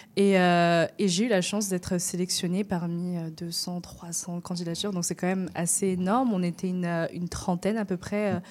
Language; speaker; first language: French; native; French